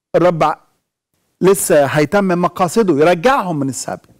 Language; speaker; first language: Arabic; native; Arabic